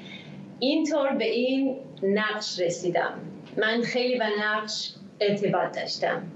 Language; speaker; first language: Persian; early bilingual, heritage; Hebrew